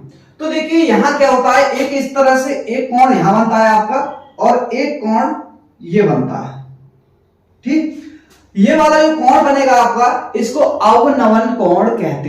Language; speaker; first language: Hindi; native; Hindi